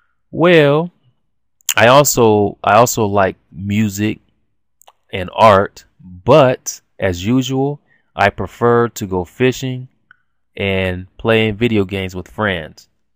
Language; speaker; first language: English; native; English